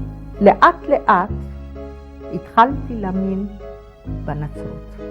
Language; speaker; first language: Hebrew; non-native, fluent; Polish